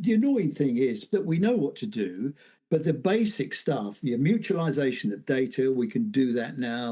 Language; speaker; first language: English; native; English